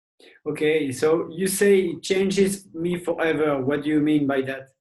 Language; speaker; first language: English; non-native, fluent; French